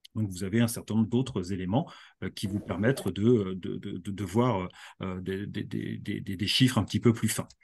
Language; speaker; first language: French; native; French